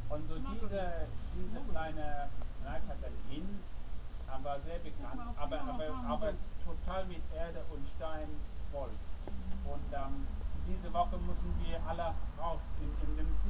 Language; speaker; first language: German; non-native, learner; English